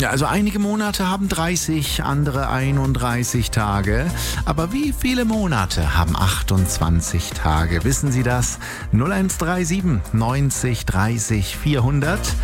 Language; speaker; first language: German; native; German